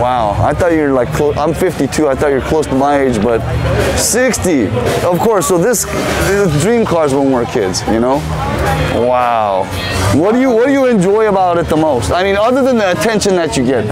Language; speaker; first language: English; early bilingual, other home language; Korean